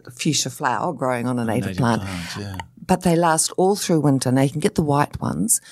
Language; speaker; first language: English; native; English